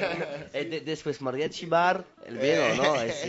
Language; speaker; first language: Spanish; non-native, learner; French